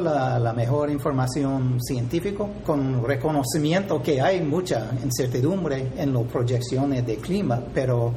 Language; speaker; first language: Spanish; non-native, fluent; English